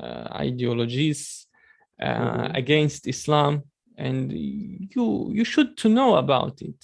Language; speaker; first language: English; non-native, learner; Chechen